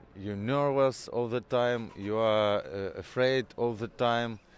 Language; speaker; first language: English; non-native, fluent; Norwegian